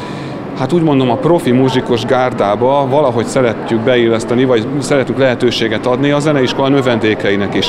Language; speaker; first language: Hungarian; native; Hungarian